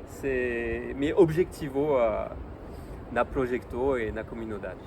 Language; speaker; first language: Portuguese; non-native, learner; French